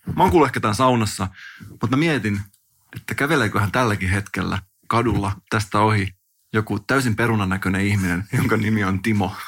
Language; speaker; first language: Finnish; native; Finnish